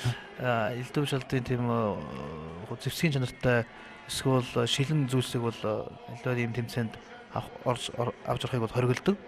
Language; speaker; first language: Mongolian; native; Mongolian